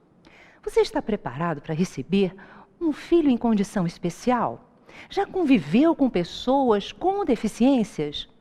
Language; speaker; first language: Portuguese; native; Portuguese